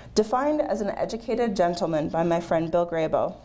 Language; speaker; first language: English; native; English